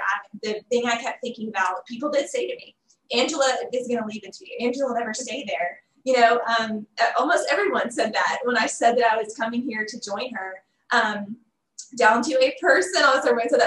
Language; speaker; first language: English; native; English